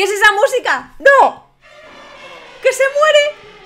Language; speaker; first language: Spanish; native; Spanish